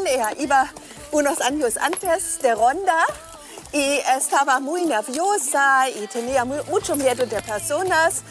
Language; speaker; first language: Spanish; non-native, fluent; German